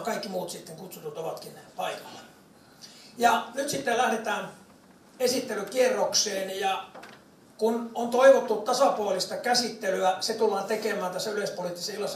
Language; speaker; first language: Finnish; native; Finnish